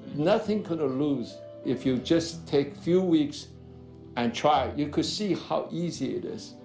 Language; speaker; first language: English; non-native, fluent; Chinese